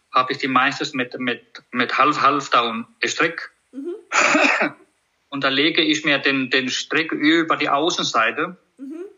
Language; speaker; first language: German; non-native, fluent; Icelandic